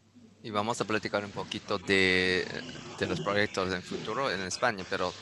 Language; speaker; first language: Spanish; non-native, learner; English